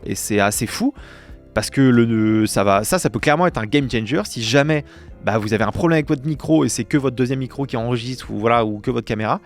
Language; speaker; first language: French; native; French